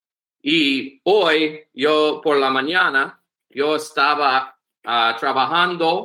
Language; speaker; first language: Spanish; non-native, learner; English